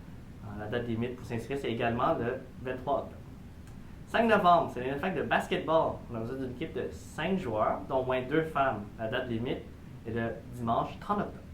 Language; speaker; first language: French; native; French